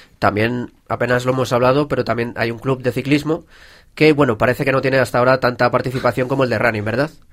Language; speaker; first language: Spanish; native; Spanish